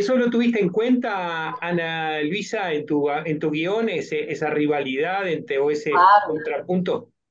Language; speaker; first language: Spanish; native; Spanish